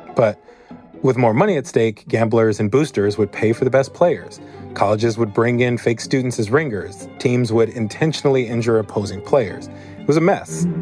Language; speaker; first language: English; native; English